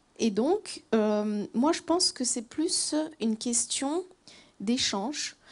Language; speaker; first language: French; native; French